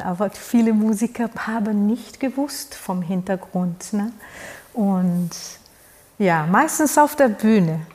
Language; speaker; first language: German; non-native, fluent; Portuguese